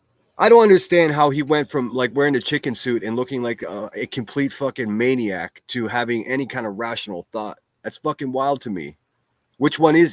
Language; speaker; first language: English; native; English